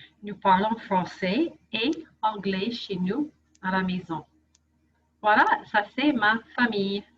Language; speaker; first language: French; non-native, fluent; English